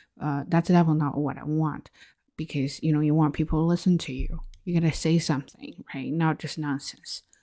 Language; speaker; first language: English; non-native, fluent; Chinese